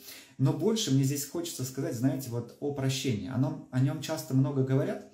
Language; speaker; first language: Russian; native; Russian